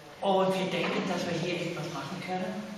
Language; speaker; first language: German; non-native, learner; Romanian